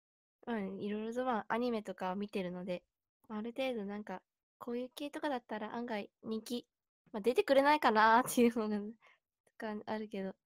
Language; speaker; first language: Japanese; native; Japanese